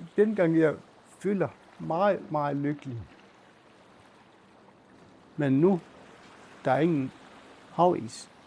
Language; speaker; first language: Danish; non-native, local second language; Kalaallisut